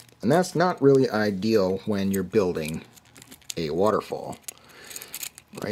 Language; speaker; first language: English; native; English